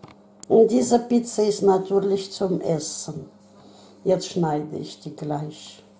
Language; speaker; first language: German; non-native, fluent; Russian